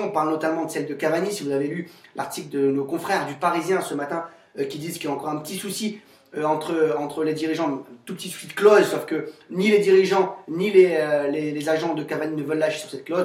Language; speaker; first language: French; native; French